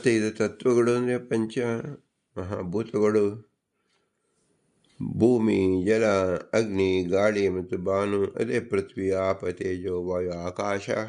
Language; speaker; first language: Kannada; native; Kannada